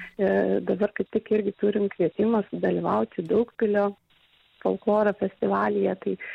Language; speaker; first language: Lithuanian; native; Lithuanian